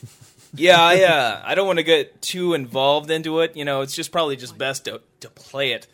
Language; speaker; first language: English; native; English